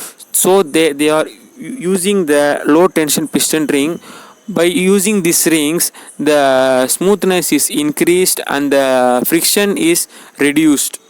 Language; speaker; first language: English; non-native, local second language; Tamil